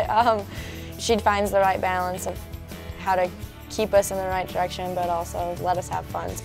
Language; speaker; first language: English; native; English